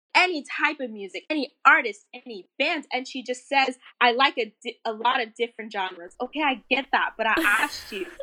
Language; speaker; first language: English; native; English